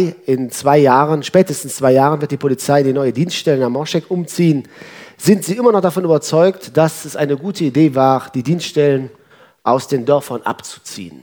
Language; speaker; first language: German; native; German